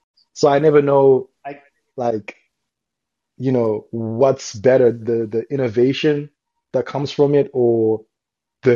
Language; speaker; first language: English; native; English